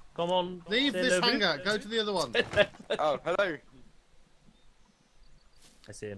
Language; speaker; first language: English; native; English